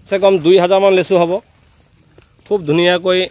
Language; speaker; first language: Hindi; non-native, local second language; Assamese